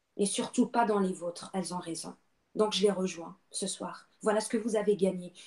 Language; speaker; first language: French; non-native, local second language; Arabic